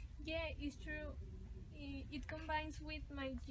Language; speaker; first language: English; non-native, learner; Spanish